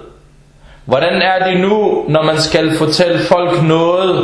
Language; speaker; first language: Danish; early bilingual, other home language; Arabic